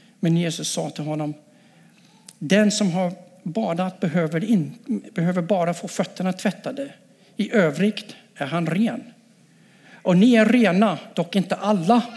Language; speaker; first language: Swedish; non-native, fluent; English